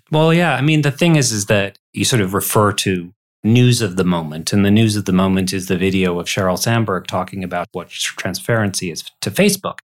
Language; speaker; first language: English; native; English